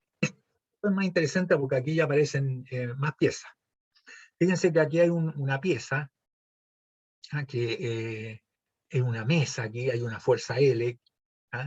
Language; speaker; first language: Spanish; native; Spanish